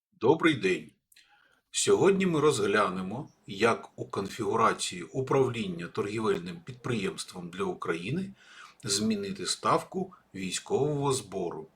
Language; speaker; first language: Ukrainian; native; Ukrainian